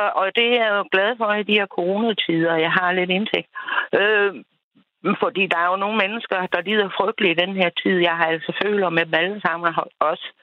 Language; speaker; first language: Danish; native; Danish